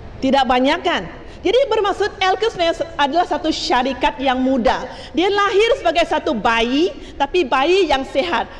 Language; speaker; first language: Malay; non-native, local second language; Chinese